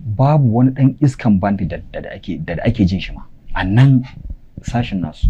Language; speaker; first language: Hausa; non-native, local second language; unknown